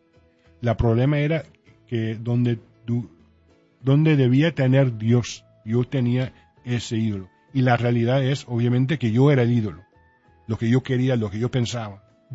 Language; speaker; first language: Spanish; early bilingual, heritage; Spanish